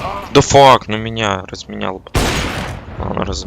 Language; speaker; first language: Russian; native; Russian